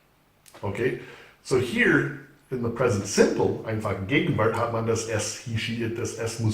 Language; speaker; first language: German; non-native, fluent; English